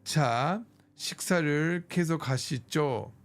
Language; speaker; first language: Korean; non-native, learner; English